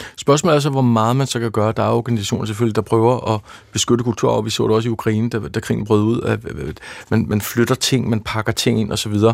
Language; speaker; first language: Danish; native; Danish